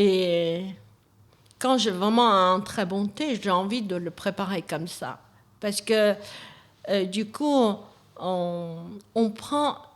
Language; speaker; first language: French; non-native, fluent; Chinese